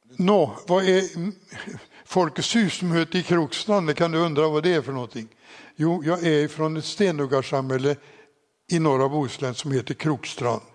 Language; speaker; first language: Swedish; native; Swedish